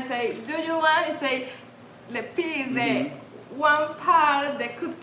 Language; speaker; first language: English; non-native, learner; Spanish